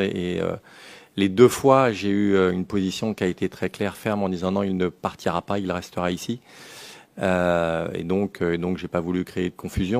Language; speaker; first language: French; native; French